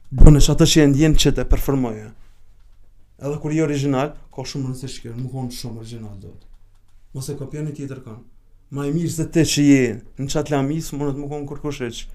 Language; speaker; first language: Albanian; native; Albanian